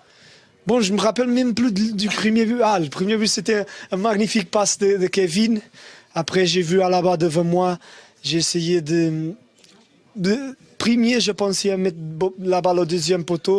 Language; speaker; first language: French; non-native, fluent; Portuguese